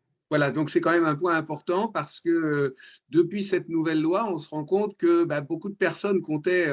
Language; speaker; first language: French; native; French